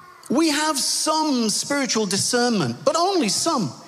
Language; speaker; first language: English; native; English